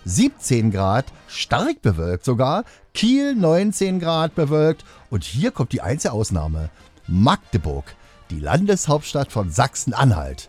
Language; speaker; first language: German; native; German